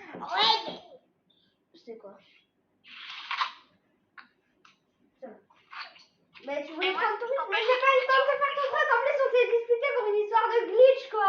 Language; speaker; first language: French; native; French